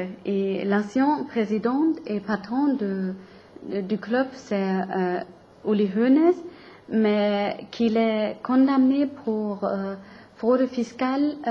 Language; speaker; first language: French; non-native, learner; German